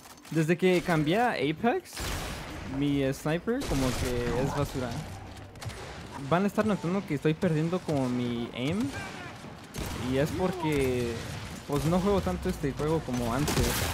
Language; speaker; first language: Spanish; early bilingual, other home language; English